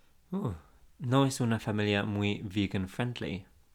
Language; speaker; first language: Spanish; non-native, fluent; English